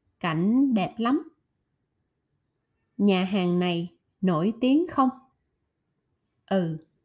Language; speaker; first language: Vietnamese; non-native, learner; German